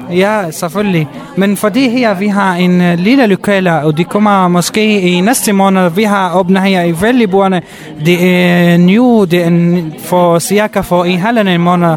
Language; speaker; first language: Danish; non-native, learner; Arabic